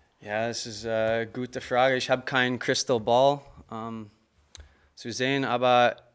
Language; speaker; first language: German; non-native, learner; English